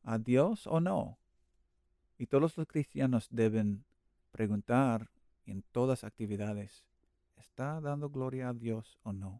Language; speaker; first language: Spanish; non-native, learner; English